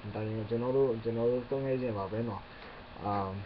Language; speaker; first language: Burmese; non-native, learner; English